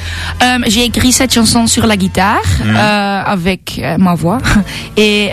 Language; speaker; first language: French; non-native, local second language; Dutch